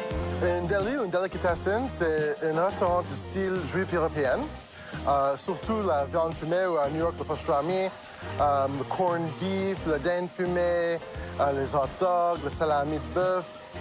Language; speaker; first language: French; non-native, local second language; English